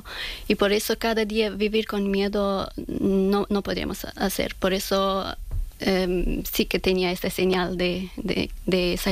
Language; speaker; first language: Spanish; non-native, learner; Persian